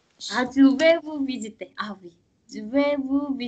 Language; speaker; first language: French; non-native, learner; Korean